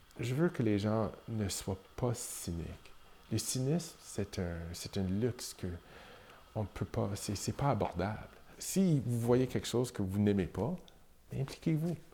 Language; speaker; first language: French; non-native, local second language; English